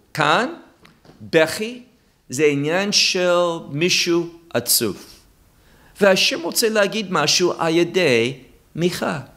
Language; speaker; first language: Hebrew; non-native, fluent; English